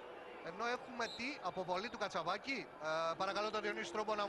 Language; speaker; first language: Greek; native; Greek